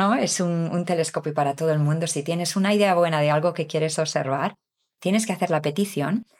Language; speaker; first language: Spanish; native; Spanish